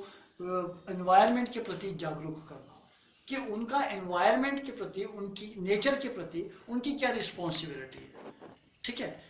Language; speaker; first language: Hindi; native; Hindi